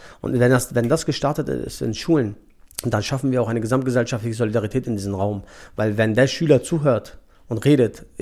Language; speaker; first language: German; early bilingual, other home language; Turkish